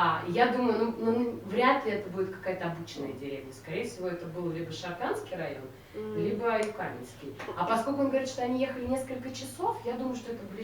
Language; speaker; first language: Russian; native; Russian